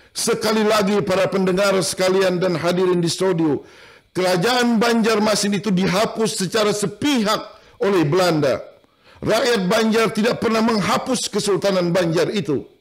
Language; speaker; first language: Indonesian; non-native, local second language; Banjar